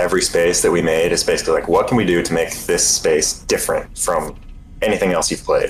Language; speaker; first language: English; native; English